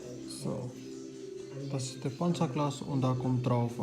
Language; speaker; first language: German; non-native, learner; Urdu